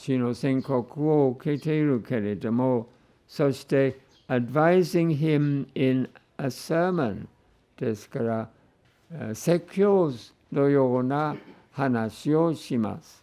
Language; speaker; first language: Japanese; non-native, fluent; English